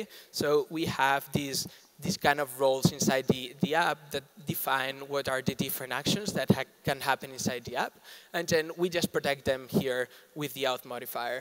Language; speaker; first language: English; non-native, fluent; Spanish